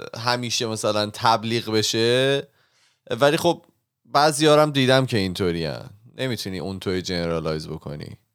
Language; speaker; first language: Persian; native; Persian